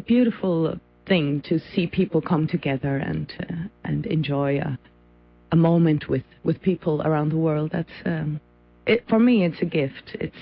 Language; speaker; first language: English; non-native, fluent; Faroese